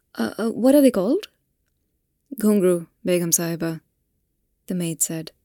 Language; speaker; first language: English; non-native, local second language; Hindi